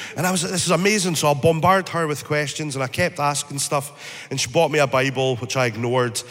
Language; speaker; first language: English; native; English